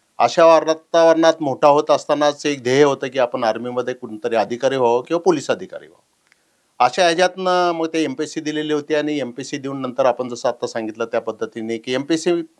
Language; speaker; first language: Marathi; native; Marathi